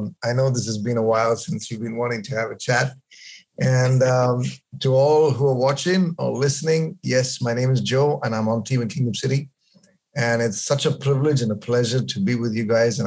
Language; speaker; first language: English; non-native, local second language; Malayalam